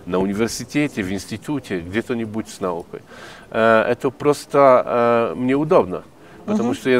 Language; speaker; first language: Russian; non-native, fluent; Polish